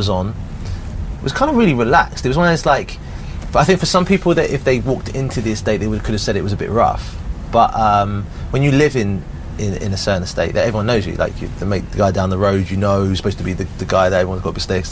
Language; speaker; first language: English; native; English